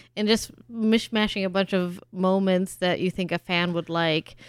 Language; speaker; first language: English; early bilingual, other home language; German